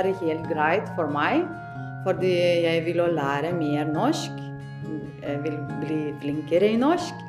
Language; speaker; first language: Norwegian; non-native, learner; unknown